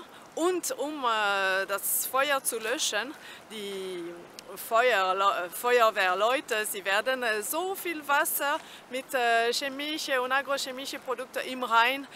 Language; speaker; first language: German; non-native, fluent; French